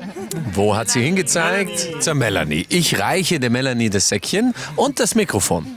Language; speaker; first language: German; native; German